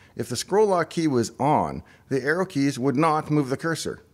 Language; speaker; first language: English; native; English